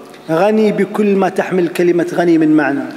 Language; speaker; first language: Arabic; native; Arabic